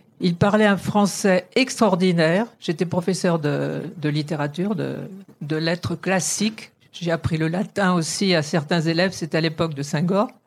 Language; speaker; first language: French; native; French